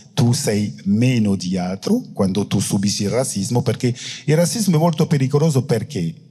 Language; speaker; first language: Italian; non-native, fluent; French